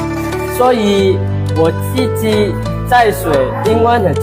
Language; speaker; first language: Chinese; non-native, learner; Indonesian